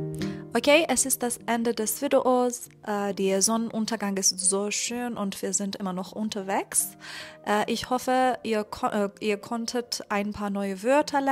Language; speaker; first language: German; non-native, fluent; Persian